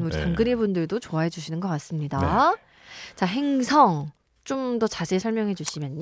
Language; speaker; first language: Korean; native; Korean